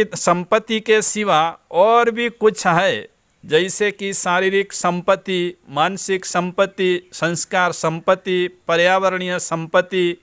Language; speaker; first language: Hindi; non-native, local second language; Gujarati